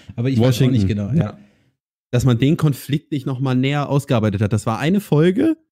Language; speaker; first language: German; native; German